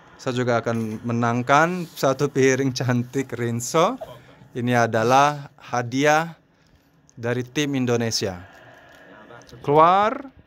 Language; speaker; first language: Indonesian; non-native, fluent; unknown